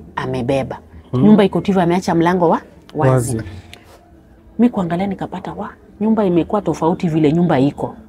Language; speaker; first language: Swahili; non-native, local second language; Luo (Kenya and Tanzania)